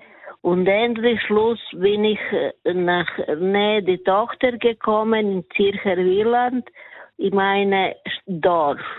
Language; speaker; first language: German; non-native, learner; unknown